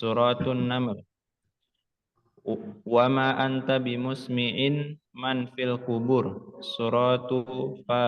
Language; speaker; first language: Arabic; non-native, learner; Indonesian